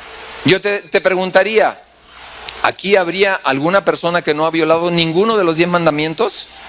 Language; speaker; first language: Spanish; native; Spanish